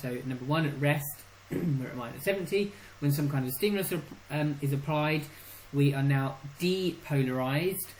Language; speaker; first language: English; native; English